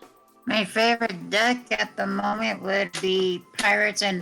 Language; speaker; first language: English; native; English